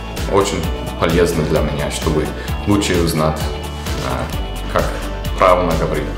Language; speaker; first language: Russian; non-native, fluent; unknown